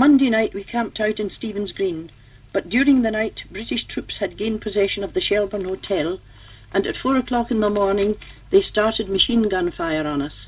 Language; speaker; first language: English; native; English